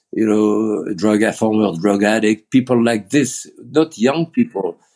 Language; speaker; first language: English; non-native, fluent; French